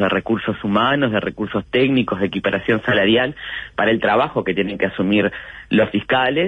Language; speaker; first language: Spanish; native; Spanish